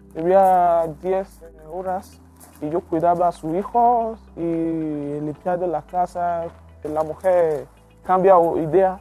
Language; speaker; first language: Spanish; non-native, learner; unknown